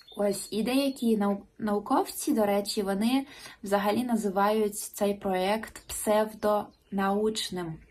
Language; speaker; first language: Ukrainian; non-native, local second language; Russian